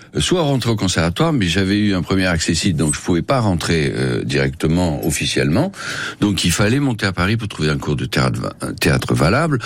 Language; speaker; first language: French; non-native, local second language; Spanish